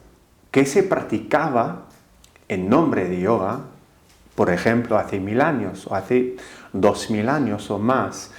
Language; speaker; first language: Spanish; non-native, fluent; English